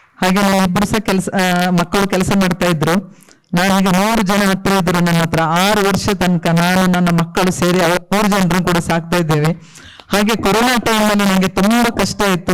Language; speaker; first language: Kannada; non-native, local second language; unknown